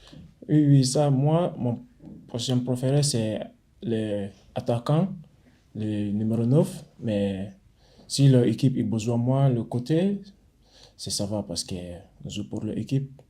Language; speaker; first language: French; non-native, learner; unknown